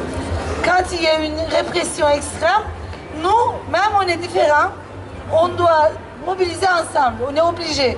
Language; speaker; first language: French; non-native, fluent; Turkish